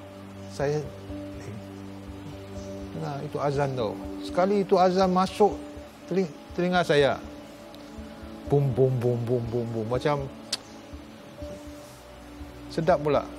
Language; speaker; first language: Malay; non-native, local second language; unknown